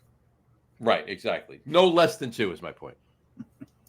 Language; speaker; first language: English; native; English